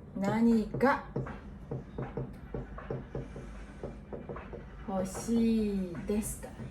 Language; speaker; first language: Japanese; non-native, fluent; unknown